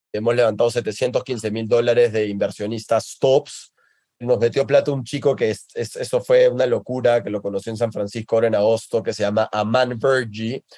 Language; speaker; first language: Spanish; native; Spanish